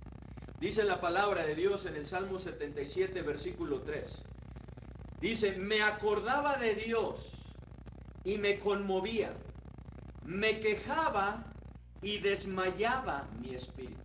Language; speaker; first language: Spanish; native; Spanish